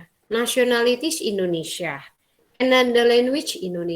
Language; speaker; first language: English; non-native, learner; Indonesian